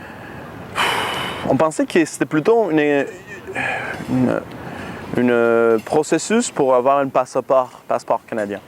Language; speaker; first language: French; non-native, fluent; Spanish